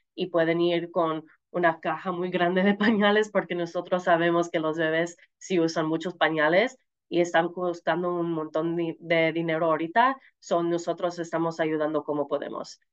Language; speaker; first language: Spanish; early bilingual, heritage; Spanish